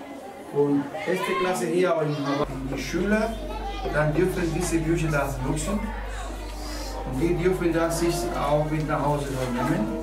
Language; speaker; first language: German; non-native, learner; Spanish